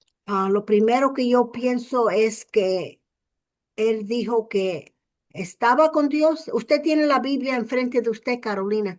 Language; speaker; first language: Spanish; early bilingual, heritage; English